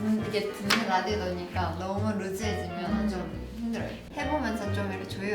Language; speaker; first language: Korean; native; Korean